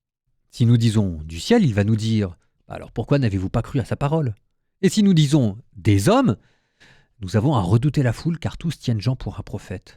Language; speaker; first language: French; native; French